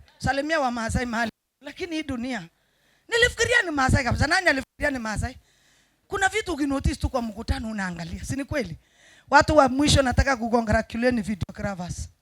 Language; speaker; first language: Swahili; non-native, local second language; Kalenjin